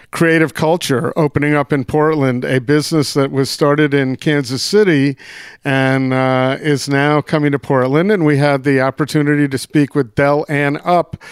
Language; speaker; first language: English; native; English